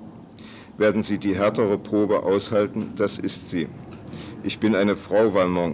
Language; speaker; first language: German; native; German